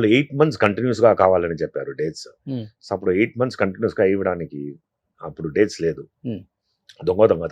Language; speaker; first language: Telugu; non-native, fluent; Tamil